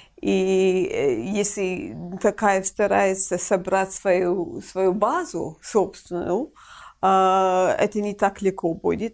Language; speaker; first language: Russian; non-native, fluent; English